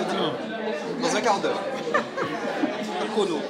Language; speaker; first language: French; native; French